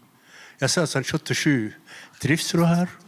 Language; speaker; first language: Swedish; non-native, fluent; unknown